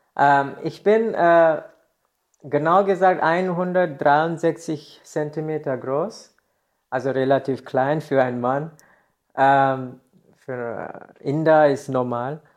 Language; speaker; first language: German; non-native, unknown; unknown